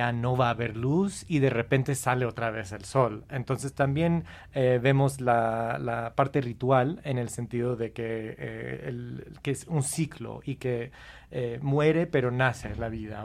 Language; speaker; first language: Spanish; non-native, fluent; English